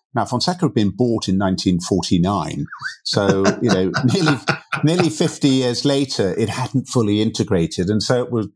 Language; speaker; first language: English; native; English